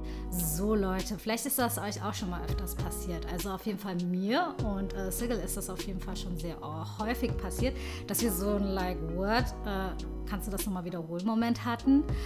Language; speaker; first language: German; early bilingual, other home language; Somali